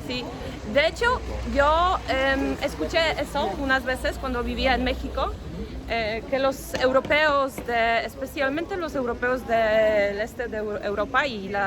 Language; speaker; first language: Spanish; non-native, fluent; Polish